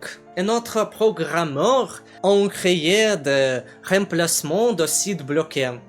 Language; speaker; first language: French; non-native, learner; Russian